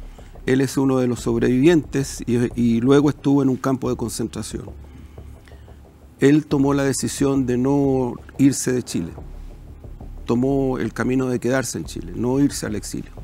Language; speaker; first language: Spanish; native; Spanish